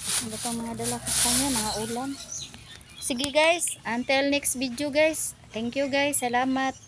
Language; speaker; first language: Filipino; non-native, local second language; Cebuano